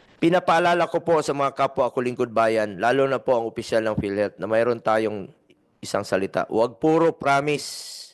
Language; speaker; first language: Filipino; native; Filipino